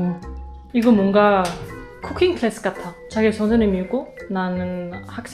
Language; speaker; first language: Korean; non-native, learner; German